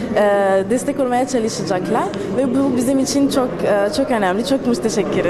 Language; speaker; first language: Turkish; non-native, fluent; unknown